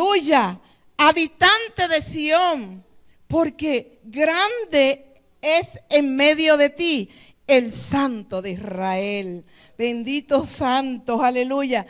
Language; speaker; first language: Spanish; native; Spanish